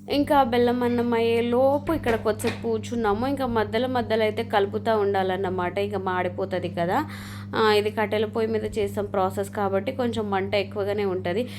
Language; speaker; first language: Telugu; non-native, local second language; Lambadi